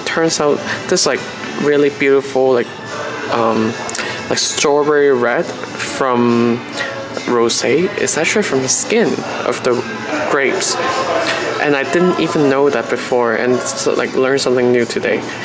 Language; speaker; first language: English; non-native, local second language; Cantonese